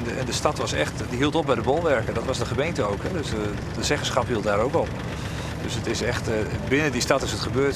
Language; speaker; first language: Dutch; non-native, local second language; Western Frisian